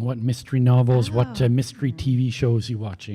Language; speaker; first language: English; native; English